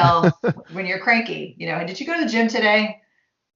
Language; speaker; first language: English; native; English